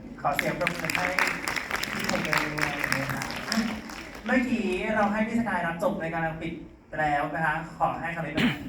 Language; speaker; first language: Thai; native; Thai